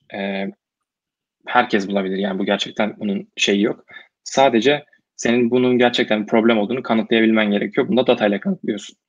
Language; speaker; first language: Turkish; native; Turkish